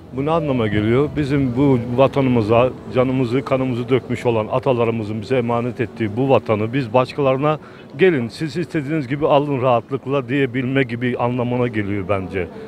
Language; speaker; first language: Turkish; native; Turkish